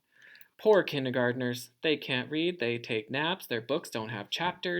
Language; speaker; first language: English; native; English